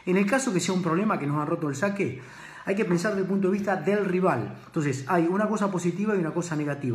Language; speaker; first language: Spanish; native; Spanish